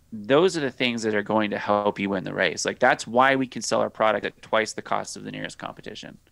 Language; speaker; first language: English; native; English